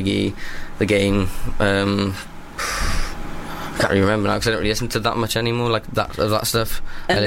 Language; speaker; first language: English; native; English